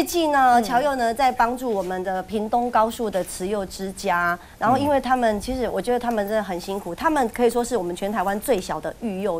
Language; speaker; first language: Chinese; native; Chinese